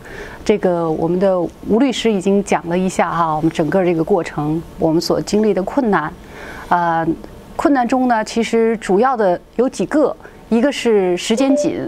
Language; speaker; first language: Chinese; native; Chinese